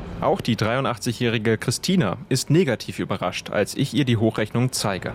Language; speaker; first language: German; native; German